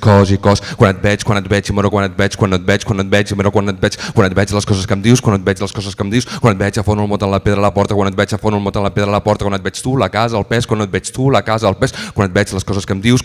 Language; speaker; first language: Catalan; native; Catalan